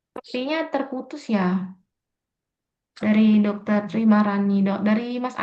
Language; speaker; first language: Indonesian; native; Indonesian